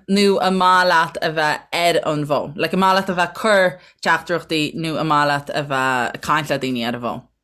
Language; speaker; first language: Irish; native; Irish